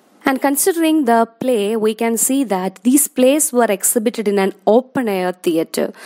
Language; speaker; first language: English; non-native, local second language; Malayalam